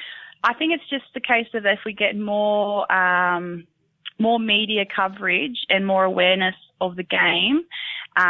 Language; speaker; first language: English; native; English